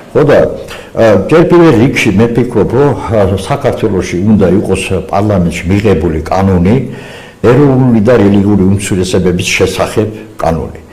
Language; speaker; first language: Georgian; non-native, local second language; Azerbaijani